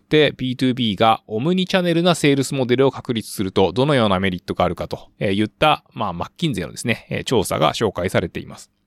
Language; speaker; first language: Japanese; native; Japanese